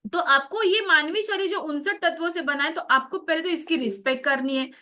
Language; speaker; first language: Hindi; non-native, local second language; Marathi